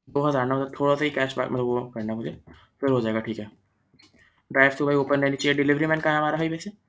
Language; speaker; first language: Hindi; native; Hindi